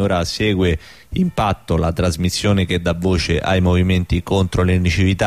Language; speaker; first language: Italian; native; Italian